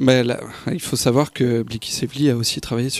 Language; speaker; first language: French; native; French